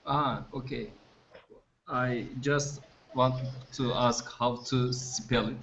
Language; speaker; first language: English; non-native, fluent; Turkish